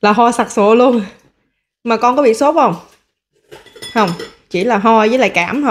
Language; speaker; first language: Vietnamese; native; Vietnamese